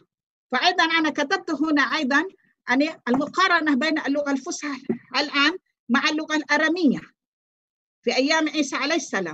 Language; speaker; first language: Arabic; non-native, fluent; Malay